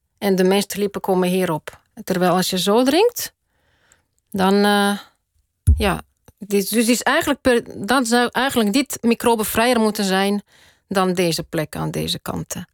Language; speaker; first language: Dutch; non-native, fluent; Russian